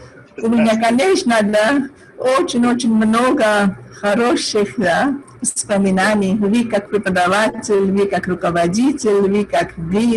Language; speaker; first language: Russian; non-native, fluent; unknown